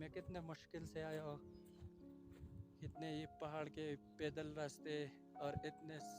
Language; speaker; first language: Hindi; non-native, local second language; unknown